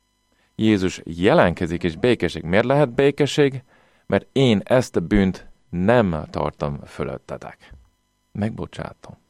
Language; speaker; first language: Hungarian; non-native, fluent; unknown